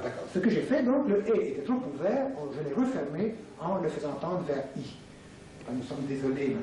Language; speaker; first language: French; native; French